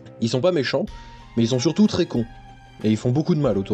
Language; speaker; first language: French; native; French